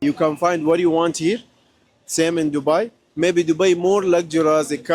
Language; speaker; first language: English; non-native, learner; Arabic